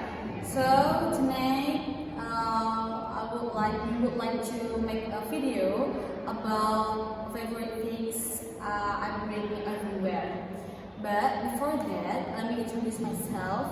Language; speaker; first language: English; non-native, learner; Indonesian